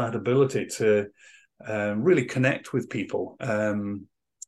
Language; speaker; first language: English; native; English